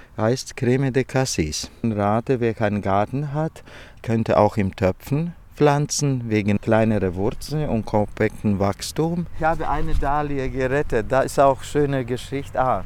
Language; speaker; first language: German; non-native, learner; Latvian